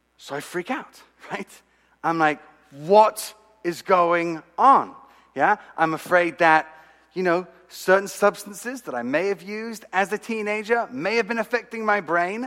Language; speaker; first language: English; native; English